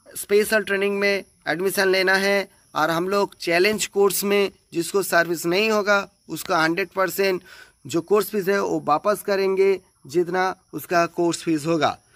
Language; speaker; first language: Hindi; non-native, local second language; Bangla